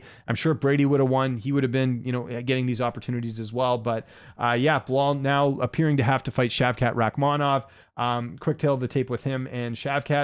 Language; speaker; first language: English; native; English